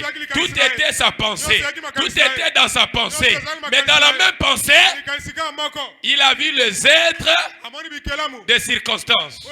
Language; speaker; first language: French; non-native, local second language; Lingala